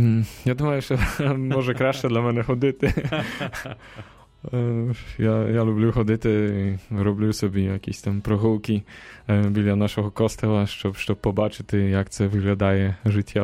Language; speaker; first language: Ukrainian; non-native, fluent; Polish